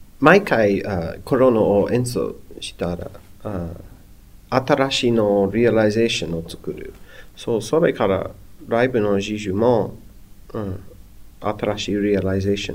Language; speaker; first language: Japanese; non-native, learner; English